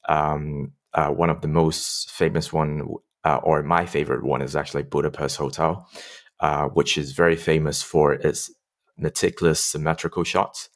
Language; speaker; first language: English; non-native, local second language; Cantonese